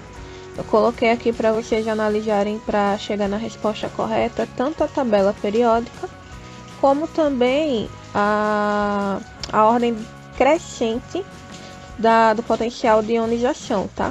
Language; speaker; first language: Portuguese; native; Portuguese